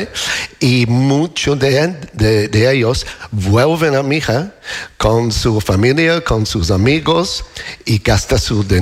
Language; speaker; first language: Spanish; non-native, fluent; English